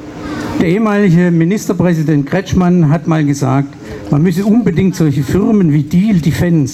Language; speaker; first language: German; native; German